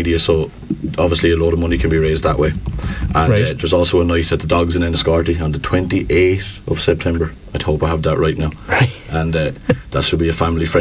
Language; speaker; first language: English; native; English